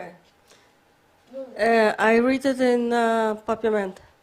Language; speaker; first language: English; non-native, learner; Papiamento